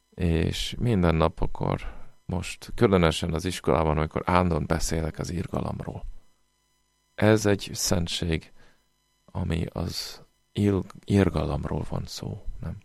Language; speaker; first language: Hungarian; non-native, fluent; English